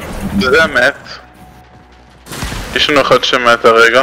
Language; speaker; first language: Hebrew; native; Hebrew